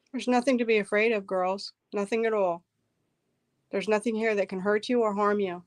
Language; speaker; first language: English; native; English